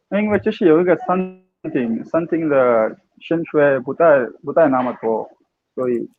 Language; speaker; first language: Chinese; non-native, learner; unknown